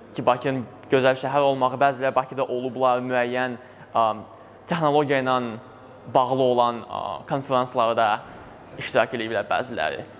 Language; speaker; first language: Azerbaijani; early bilingual, other home language; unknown